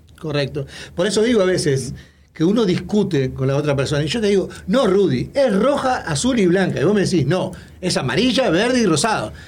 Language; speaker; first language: Spanish; native; Spanish